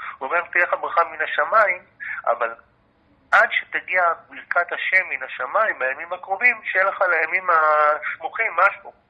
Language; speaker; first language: Hebrew; native; Hebrew